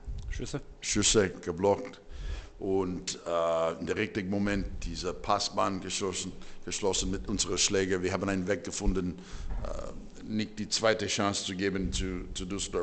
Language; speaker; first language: German; non-native, fluent; English